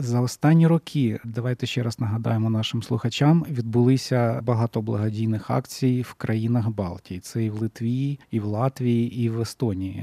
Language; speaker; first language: Ukrainian; native; Ukrainian